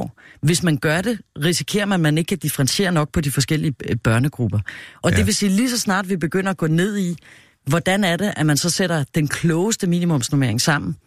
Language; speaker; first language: Danish; native; Danish